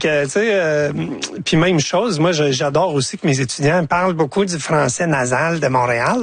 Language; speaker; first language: French; native; French